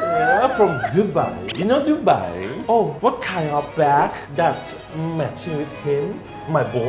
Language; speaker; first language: English; non-native, learner; Thai